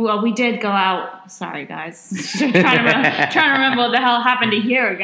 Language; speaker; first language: English; native; English